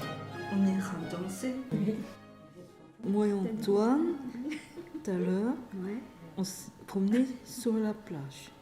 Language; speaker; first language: French; native; French